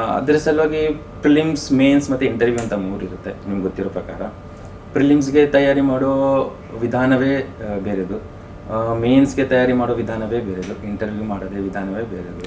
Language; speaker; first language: Kannada; native; Kannada